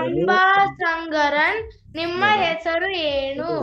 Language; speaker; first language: Kannada; non-native, learner; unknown